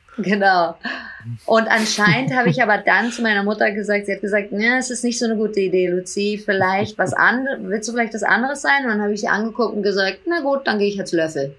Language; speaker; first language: German; early bilingual, heritage; German